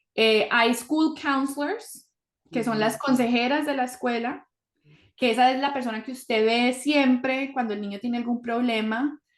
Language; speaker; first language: Spanish; early bilingual, heritage; Spanish